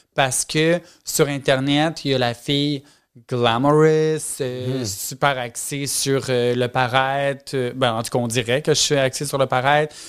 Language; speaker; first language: French; native; French